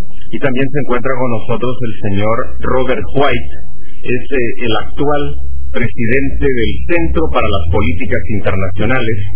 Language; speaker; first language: Spanish; native; Spanish